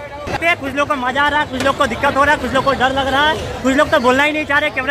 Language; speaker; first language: Hindi; native; Hindi